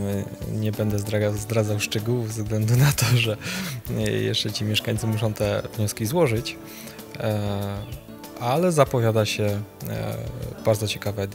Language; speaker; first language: Polish; native; Polish